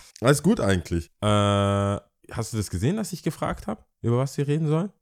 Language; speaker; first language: German; early bilingual, other home language; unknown